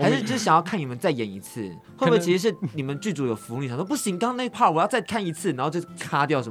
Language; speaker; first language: Chinese; native; Chinese